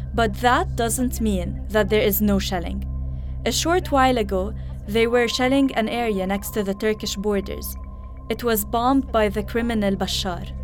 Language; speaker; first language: English; early bilingual, other home language; Arabic